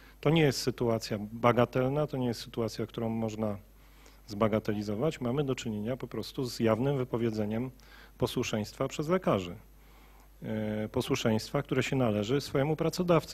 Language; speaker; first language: Polish; native; Polish